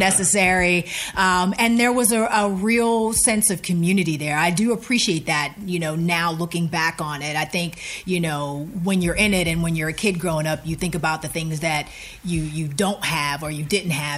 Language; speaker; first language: English; native; English